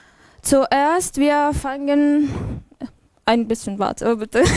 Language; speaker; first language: German; non-native, learner; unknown